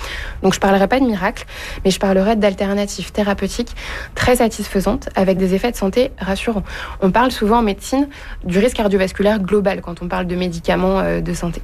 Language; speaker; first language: French; native; French